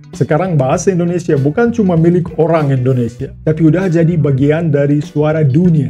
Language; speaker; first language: Indonesian; non-native, fluent; Russian